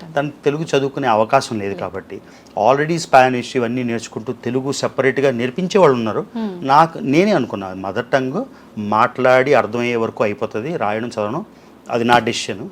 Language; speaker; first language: Telugu; native; Telugu